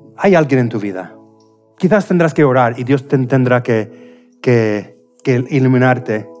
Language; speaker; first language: Spanish; non-native, fluent; English